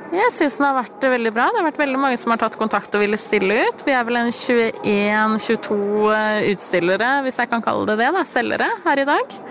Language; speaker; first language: Norwegian; native; Norwegian